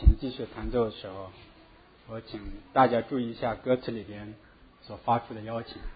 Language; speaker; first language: Chinese; native; Chinese